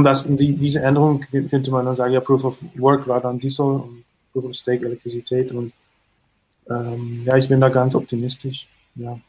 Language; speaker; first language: German; non-native, fluent; Dutch